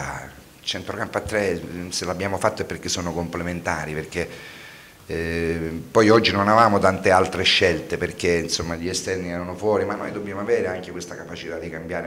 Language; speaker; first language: Italian; native; Italian